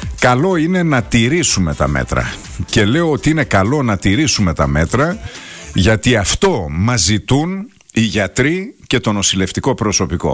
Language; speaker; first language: Greek; native; Greek